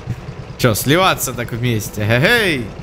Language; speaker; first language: Russian; native; Russian